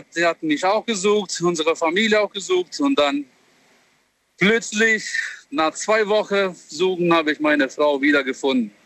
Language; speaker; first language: German; non-native, learner; Albanian